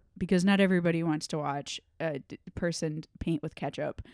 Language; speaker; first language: English; native; English